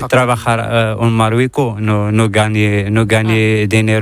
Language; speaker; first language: Spanish; non-native, learner; Arabic